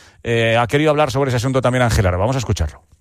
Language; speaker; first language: Spanish; native; Spanish